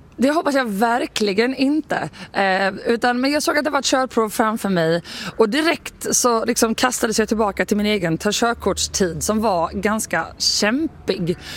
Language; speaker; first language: Swedish; native; Swedish